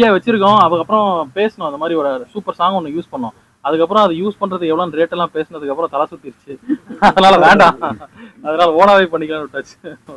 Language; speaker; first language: Tamil; native; Tamil